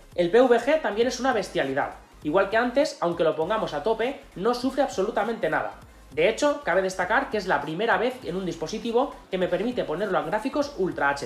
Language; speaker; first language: Spanish; native; Spanish